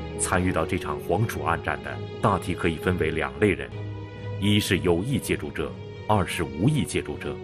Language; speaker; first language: Chinese; native; Chinese